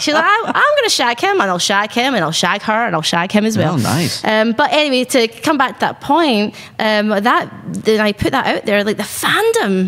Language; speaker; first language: English; native; English